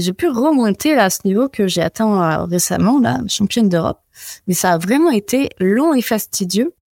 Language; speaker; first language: French; native; French